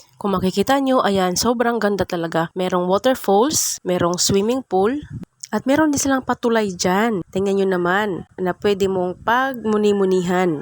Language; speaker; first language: Filipino; non-native, local second language; Cebuano